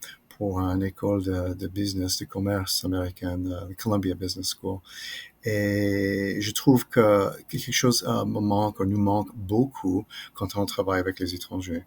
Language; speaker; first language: French; non-native, fluent; English